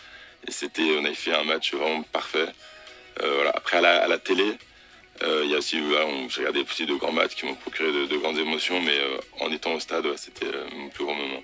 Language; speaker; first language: French; native; French